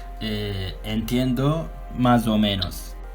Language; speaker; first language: Spanish; non-native, learner; Turkish